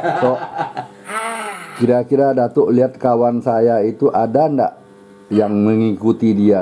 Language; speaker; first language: Indonesian; native; Indonesian